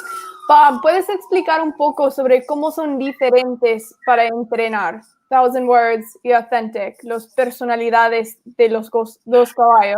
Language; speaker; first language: Spanish; non-native, fluent; English